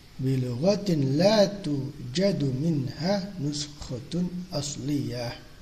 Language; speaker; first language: Arabic; non-native, fluent; Indonesian